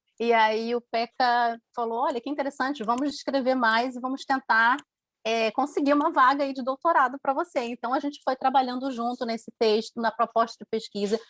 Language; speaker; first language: Portuguese; native; Portuguese